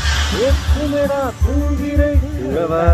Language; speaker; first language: Spanish; non-native, fluent; Korean